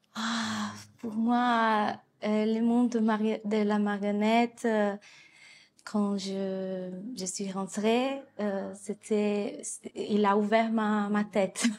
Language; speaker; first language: French; non-native, fluent; Portuguese